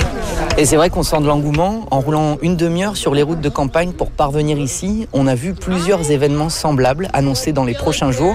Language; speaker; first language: French; native; French